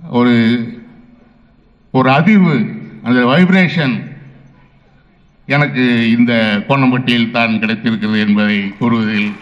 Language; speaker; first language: Tamil; native; Tamil